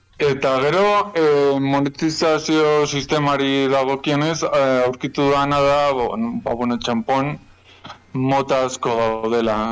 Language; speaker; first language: Basque; native; Basque